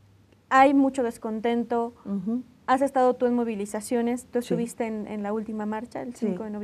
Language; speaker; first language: Spanish; native; Spanish